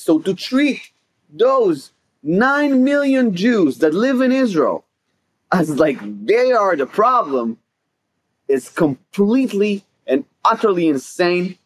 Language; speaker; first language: English; non-native, fluent; Hebrew